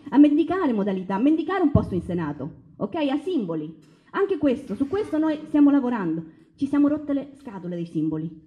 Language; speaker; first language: Italian; early bilingual, other home language; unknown